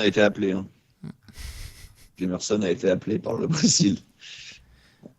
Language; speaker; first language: French; native; French